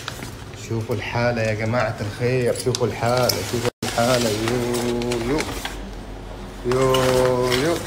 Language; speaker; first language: Arabic; native; Arabic